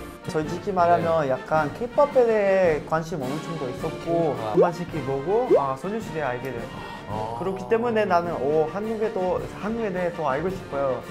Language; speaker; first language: Korean; non-native, learner; Portuguese